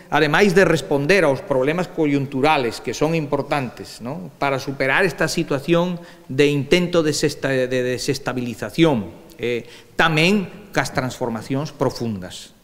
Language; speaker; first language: Galician; early bilingual, heritage; Galician